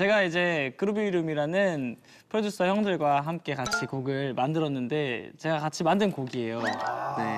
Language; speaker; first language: Korean; native; Korean